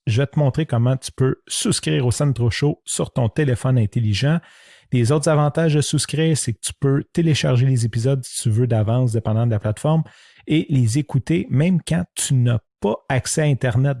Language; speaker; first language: French; native; French